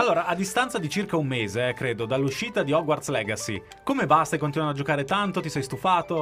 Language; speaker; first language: Italian; native; Italian